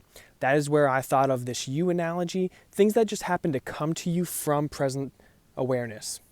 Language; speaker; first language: English; native; English